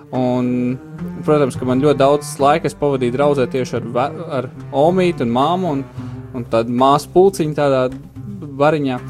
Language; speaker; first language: Latvian; native; Latvian